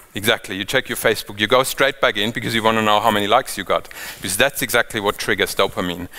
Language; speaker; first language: English; non-native, fluent; German